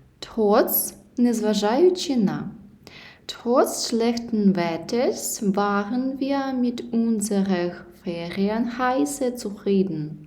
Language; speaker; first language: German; non-native, fluent; Ukrainian